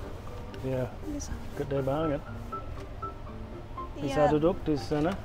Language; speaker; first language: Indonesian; non-native, learner; English